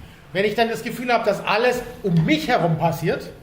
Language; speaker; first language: German; native; German